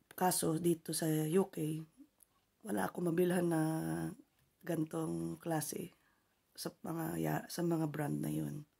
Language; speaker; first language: Filipino; native; Filipino